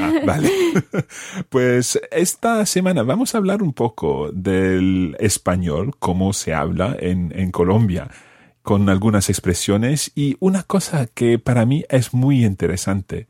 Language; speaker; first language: Spanish; non-native, fluent; English